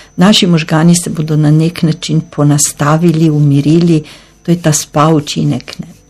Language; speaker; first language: Slovenian; native; Slovenian